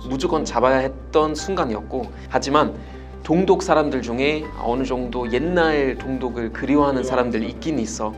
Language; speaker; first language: Korean; non-native, fluent; German